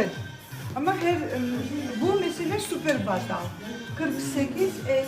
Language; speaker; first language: Turkish; non-native, fluent; Russian